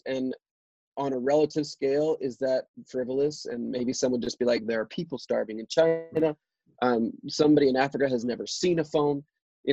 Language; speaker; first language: English; native; English